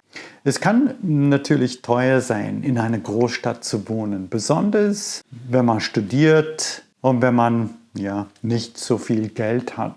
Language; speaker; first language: German; non-native, fluent; English